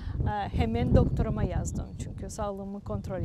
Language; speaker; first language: Turkish; non-native, fluent; Ukrainian